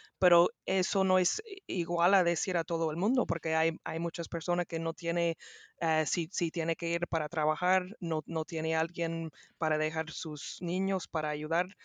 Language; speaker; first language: Spanish; non-native, learner; English